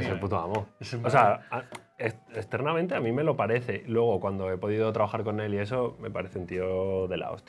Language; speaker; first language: Spanish; native; Spanish